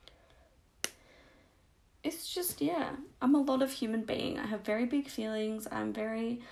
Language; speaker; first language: English; native; English